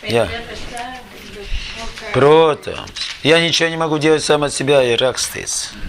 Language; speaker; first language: Latvian; non-native, learner; Russian